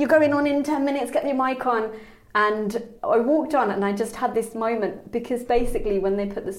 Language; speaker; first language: English; native; English